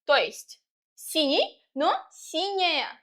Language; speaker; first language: Russian; non-native, local second language; Uzbek